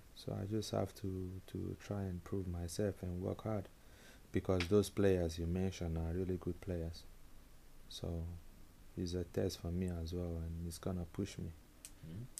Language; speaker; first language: English; non-native, local second language; Igbo